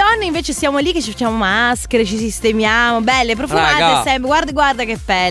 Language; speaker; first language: Italian; native; Italian